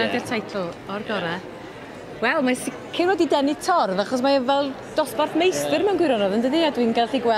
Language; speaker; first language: Welsh; native; Welsh